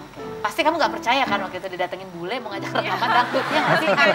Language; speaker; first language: Indonesian; native; Indonesian